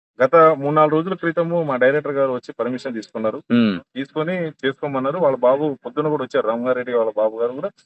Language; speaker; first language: Telugu; non-native, local second language; Lambadi